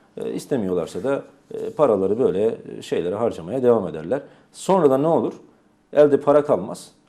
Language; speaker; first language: Turkish; native; Turkish